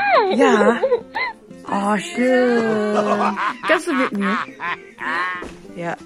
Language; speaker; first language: German; non-native, learner; Filipino